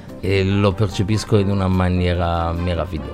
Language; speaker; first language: Italian; native; Italian